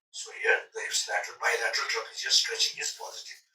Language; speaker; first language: English; non-native, local second language; Nepali